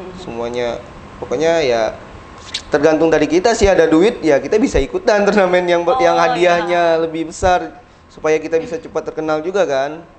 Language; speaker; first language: Indonesian; non-native, local second language; Minangkabau